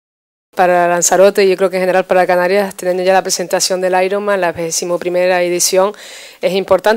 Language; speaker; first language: Spanish; native; Spanish